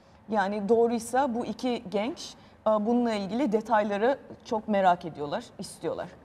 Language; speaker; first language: Turkish; native; Turkish